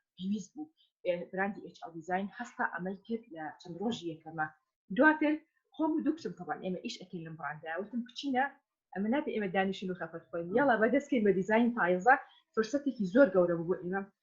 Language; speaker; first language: Central Kurdish; native; Central Kurdish